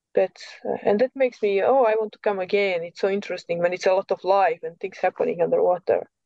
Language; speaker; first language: English; non-native, learner; Serbian